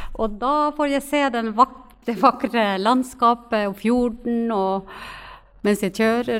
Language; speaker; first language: Norwegian; non-native, fluent; Finnish